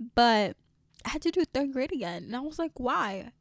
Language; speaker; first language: English; early bilingual, other home language; French